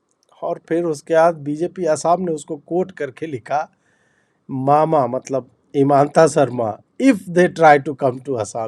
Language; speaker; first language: Hindi; native; Hindi